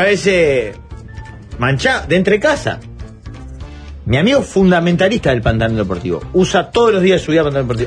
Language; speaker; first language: Spanish; native; Spanish